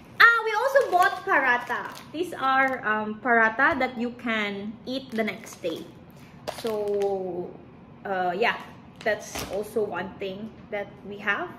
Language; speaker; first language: English; non-native, local second language; Hiligaynon